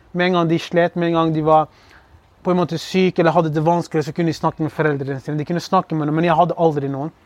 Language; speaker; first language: Norwegian; early bilingual, other home language; Kurdish